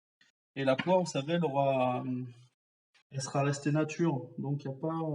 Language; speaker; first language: French; native; French